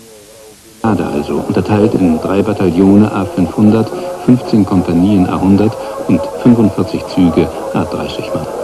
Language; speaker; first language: German; native; German